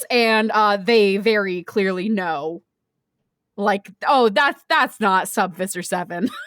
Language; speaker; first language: English; native; English